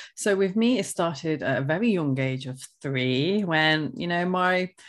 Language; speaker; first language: English; early bilingual, other home language; Hindi